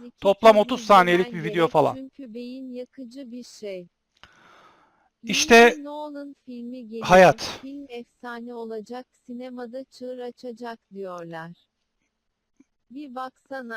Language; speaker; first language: Turkish; native; Turkish